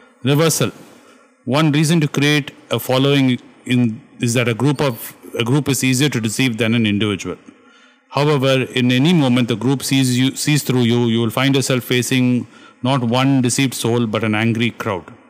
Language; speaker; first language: English; non-native, local second language; Tamil